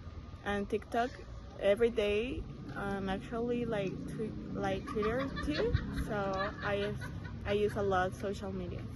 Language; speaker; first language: English; non-native, learner; Spanish